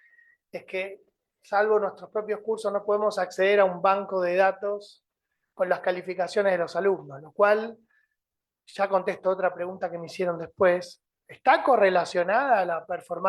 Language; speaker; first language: Spanish; native; Spanish